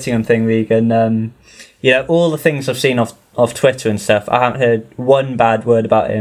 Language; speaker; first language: English; native; English